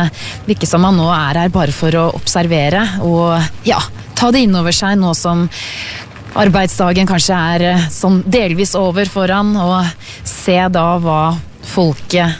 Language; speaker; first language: Norwegian; native; Norwegian